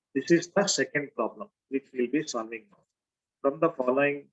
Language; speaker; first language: English; non-native, local second language; Kannada